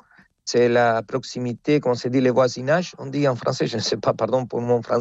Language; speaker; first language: French; non-native, fluent; Spanish